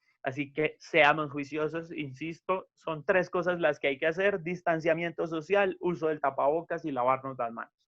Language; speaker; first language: Spanish; native; Spanish